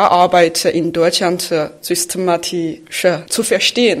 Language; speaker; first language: German; non-native, fluent; Chinese